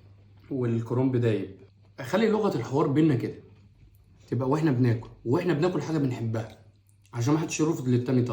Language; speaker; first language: Arabic; native; Arabic